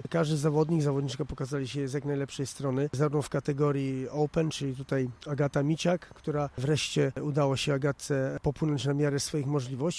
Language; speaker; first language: Polish; native; Polish